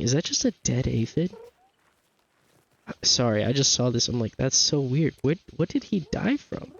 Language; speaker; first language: English; native; English